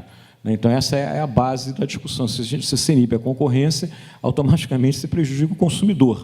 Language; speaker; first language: Portuguese; native; Portuguese